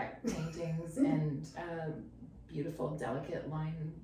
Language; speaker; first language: English; native; English